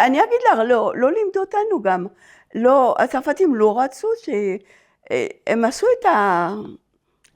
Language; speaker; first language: Hebrew; non-native, fluent; French